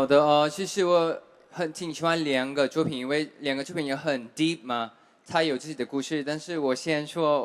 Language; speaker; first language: Chinese; non-native, learner; Thai